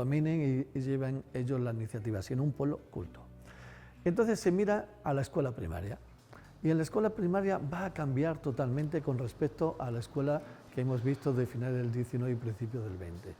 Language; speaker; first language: Spanish; native; Spanish